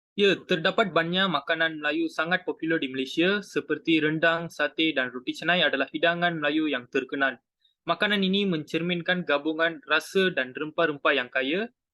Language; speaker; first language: Malay; non-native, local second language; Tamil